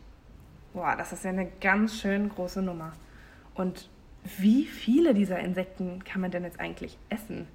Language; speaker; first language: German; native; German